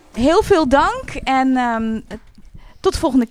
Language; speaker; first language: Dutch; native; Dutch